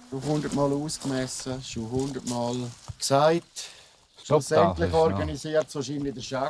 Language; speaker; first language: German; native; German